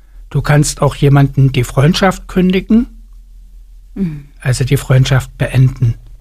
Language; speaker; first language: German; native; German